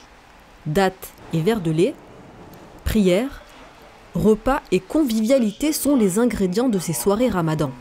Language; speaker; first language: French; native; French